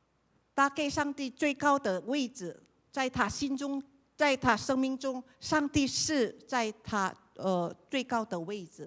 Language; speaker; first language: Chinese; non-native, learner; Indonesian